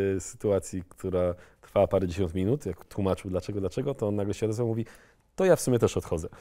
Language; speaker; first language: Polish; native; Polish